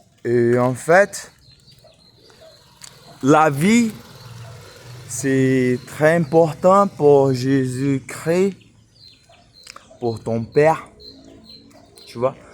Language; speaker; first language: French; non-native, learner; Portuguese